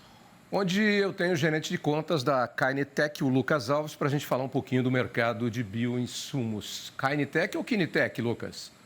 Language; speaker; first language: Portuguese; native; Portuguese